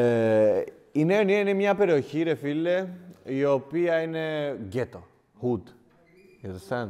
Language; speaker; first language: Greek; native; Greek